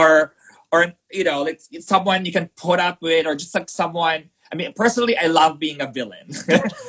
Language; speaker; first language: English; non-native, local second language; Filipino